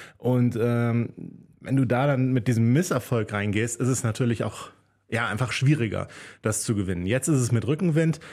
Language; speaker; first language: German; native; German